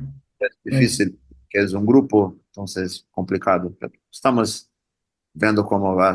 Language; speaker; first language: Spanish; non-native, learner; Portuguese